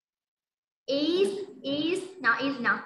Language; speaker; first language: English; non-native, fluent; Vietnamese